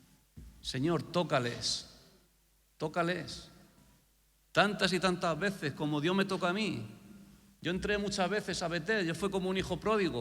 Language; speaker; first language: Spanish; native; Spanish